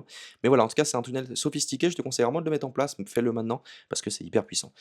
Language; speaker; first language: French; native; French